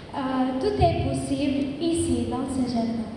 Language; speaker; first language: French; non-native, fluent; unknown